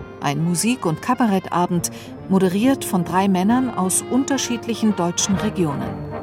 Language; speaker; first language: German; native; German